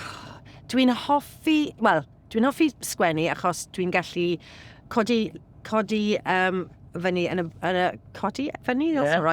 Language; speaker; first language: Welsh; non-native, local second language; English